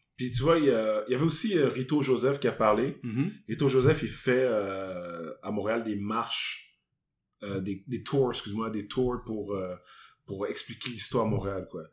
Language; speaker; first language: French; native; French